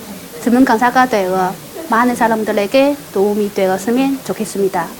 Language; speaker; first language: Korean; non-native, learner; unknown